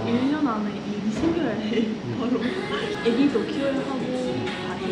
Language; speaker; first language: Korean; non-native, learner; Uzbek